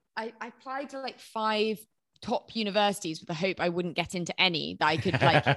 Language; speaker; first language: English; native; English